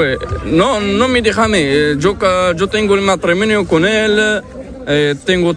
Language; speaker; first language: Spanish; non-native, learner; Arabic